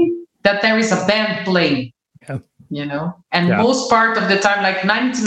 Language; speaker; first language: English; non-native, learner; Portuguese